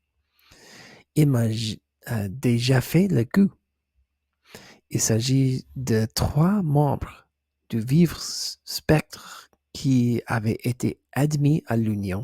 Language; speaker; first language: French; non-native, learner; English